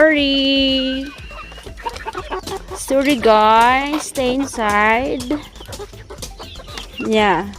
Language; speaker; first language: English; non-native, local second language; Filipino